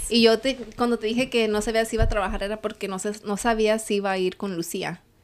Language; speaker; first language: Spanish; early bilingual, heritage; Spanish